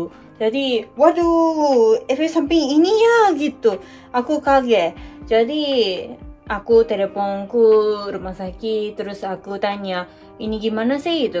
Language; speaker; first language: Indonesian; native; Indonesian